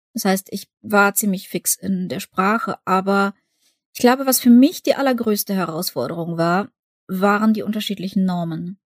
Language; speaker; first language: German; early bilingual, other home language; Russian